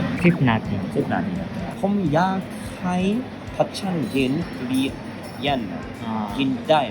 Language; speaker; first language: Thai; non-native, learner; Japanese